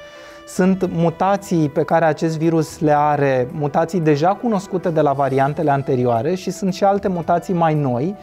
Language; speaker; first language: Romanian; native; Romanian